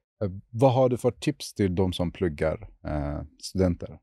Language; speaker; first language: Swedish; non-native, fluent; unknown